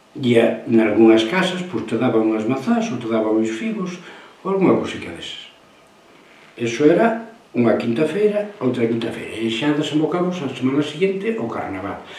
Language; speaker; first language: Galician; native; Galician